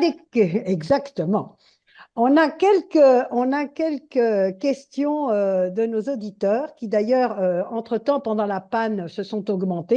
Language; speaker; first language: French; native; French